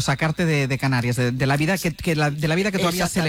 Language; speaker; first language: Spanish; native; Spanish